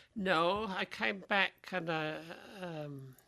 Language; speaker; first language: English; native; English